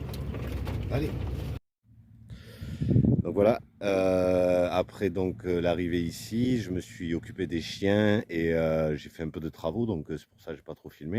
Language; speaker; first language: French; native; French